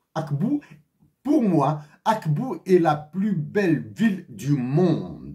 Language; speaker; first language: French; non-native, local second language; Kabyle